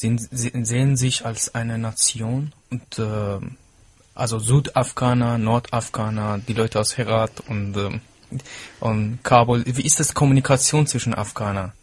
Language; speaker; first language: German; non-native, fluent; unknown